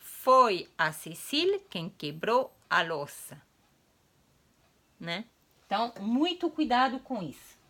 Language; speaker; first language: Portuguese; non-native, fluent; French